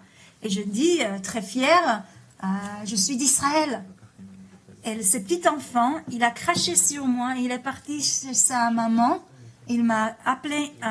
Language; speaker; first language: French; early bilingual, heritage; Hebrew